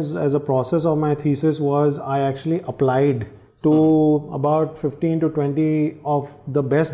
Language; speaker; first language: English; non-native, local second language; Hindi